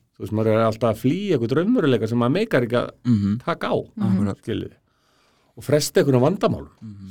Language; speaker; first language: Icelandic; native; Icelandic